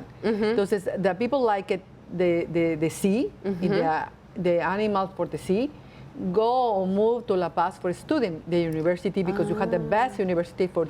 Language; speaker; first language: English; non-native, learner; Spanish